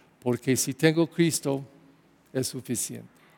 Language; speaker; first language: Spanish; non-native, learner; English